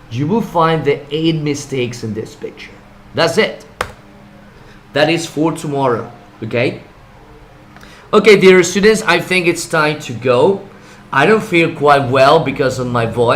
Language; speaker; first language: English; non-native, fluent; Spanish